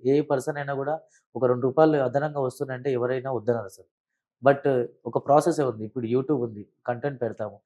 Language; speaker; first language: Telugu; early bilingual, heritage; Telugu